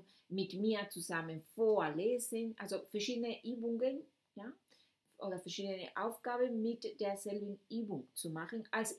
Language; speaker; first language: German; non-native, fluent; Spanish